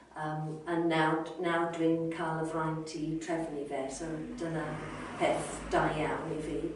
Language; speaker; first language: Welsh; non-native, local second language; English